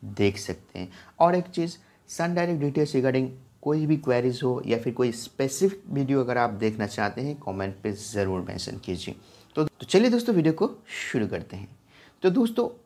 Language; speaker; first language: Hindi; non-native, local second language; Bangla